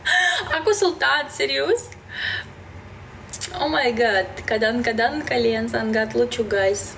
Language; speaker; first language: Indonesian; non-native, learner; Belarusian